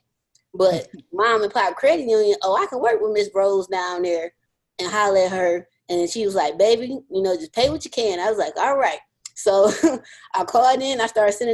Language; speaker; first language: English; native; English